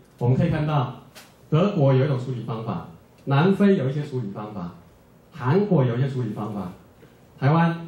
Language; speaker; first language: Chinese; native; Chinese